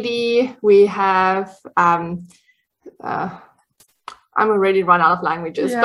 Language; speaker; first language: English; non-native, local second language; Afrikaans